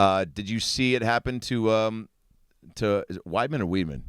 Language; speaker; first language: English; native; English